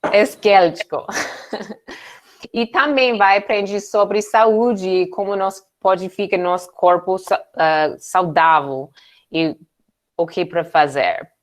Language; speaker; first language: Portuguese; non-native, learner; English